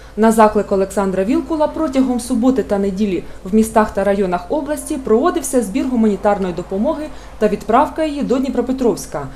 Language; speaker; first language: Ukrainian; native; Ukrainian